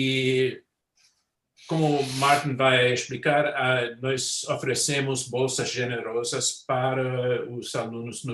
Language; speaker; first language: Portuguese; non-native, fluent; English